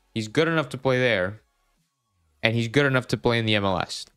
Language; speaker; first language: English; native; English